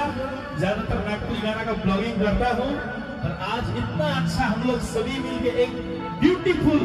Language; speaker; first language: Hindi; non-native, local second language; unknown